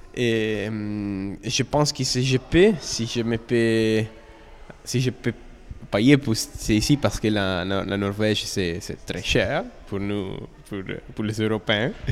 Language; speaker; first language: French; non-native, learner; Italian